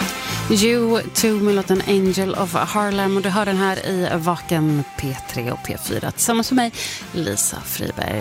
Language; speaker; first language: Swedish; native; Swedish